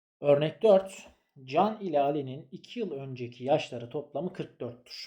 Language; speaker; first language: Turkish; native; Turkish